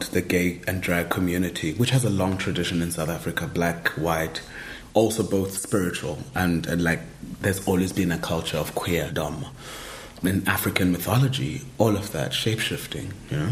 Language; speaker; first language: English; non-native, local second language; Xhosa